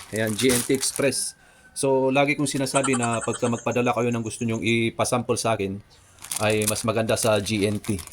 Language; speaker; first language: Filipino; non-native, local second language; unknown